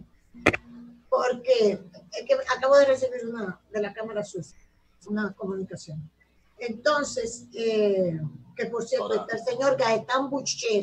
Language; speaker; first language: Spanish; native; Spanish